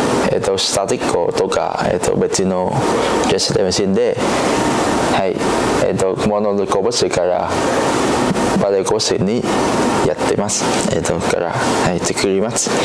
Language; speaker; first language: Japanese; non-native, learner; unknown